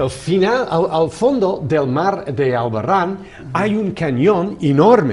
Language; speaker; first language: Spanish; non-native, fluent; English